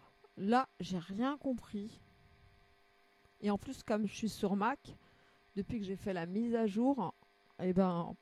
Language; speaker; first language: French; native; French